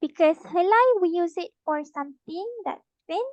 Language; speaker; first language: English; non-native, local second language; Malay